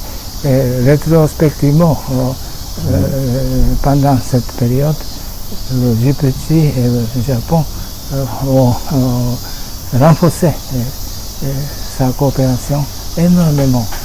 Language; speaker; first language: French; non-native, fluent; Japanese